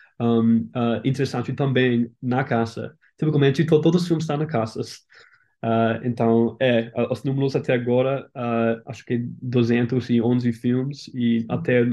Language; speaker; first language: Portuguese; non-native, learner; English